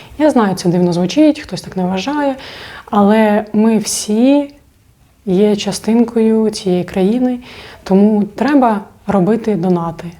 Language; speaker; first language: Ukrainian; non-native, local second language; Russian